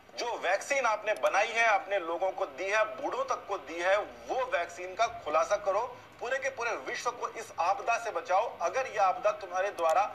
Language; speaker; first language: Hindi; native; Hindi